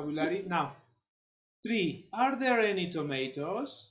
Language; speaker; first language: English; non-native, fluent; Spanish